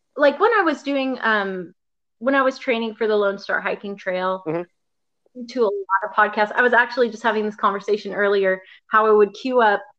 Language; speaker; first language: English; native; English